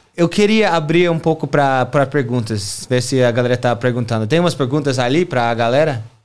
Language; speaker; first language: Portuguese; non-native, fluent; English